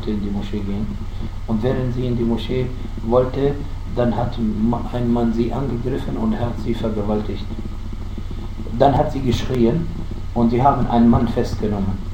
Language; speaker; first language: German; non-native, fluent; Arabic